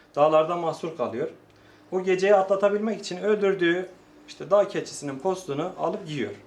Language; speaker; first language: Turkish; non-native, local second language; Kurdish